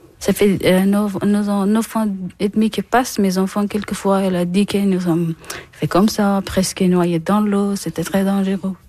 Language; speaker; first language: French; non-native, learner; Persian